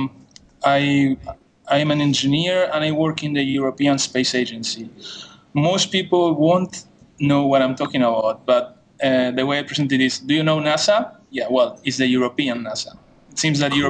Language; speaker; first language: English; non-native, fluent; Spanish